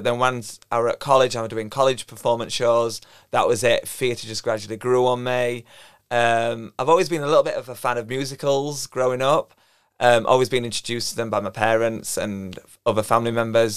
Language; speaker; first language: English; native; English